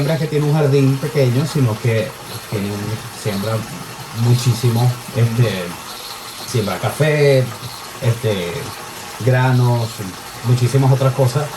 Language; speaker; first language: Spanish; native; Spanish